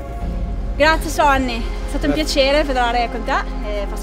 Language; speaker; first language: Italian; native; Italian